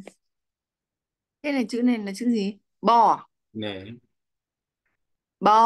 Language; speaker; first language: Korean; non-native, learner; Vietnamese